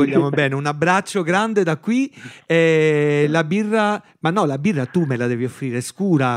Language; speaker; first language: Italian; native; Italian